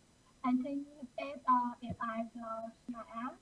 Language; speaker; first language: English; non-native, learner; Vietnamese